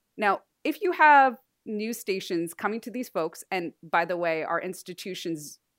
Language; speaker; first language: English; native; English